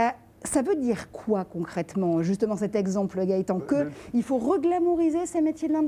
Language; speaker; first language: French; native; French